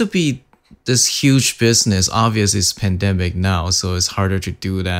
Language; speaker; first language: English; non-native, fluent; Chinese